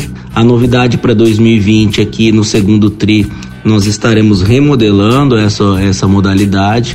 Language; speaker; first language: Portuguese; native; Portuguese